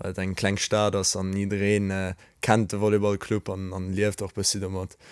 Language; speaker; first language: Luxembourgish; early bilingual, other home language; Polish